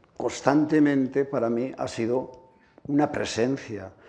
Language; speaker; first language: Spanish; native; Spanish